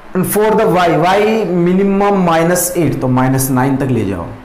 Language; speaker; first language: Hindi; native; Hindi